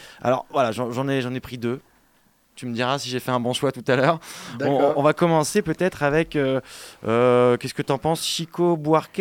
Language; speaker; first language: French; native; French